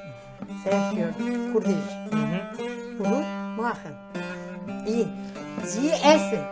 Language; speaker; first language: German; non-native, learner; Zaza